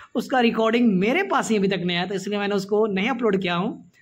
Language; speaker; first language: Hindi; native; Hindi